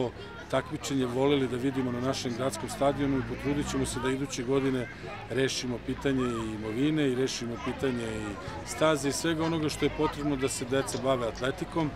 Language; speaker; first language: Serbian; native; Serbian